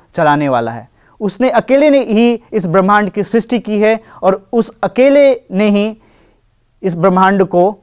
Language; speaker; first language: Hindi; native; Hindi